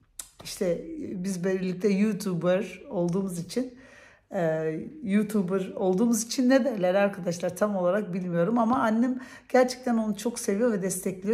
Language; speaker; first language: Turkish; early bilingual, heritage; Turkish